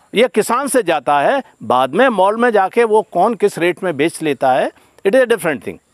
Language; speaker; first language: Hindi; native; Hindi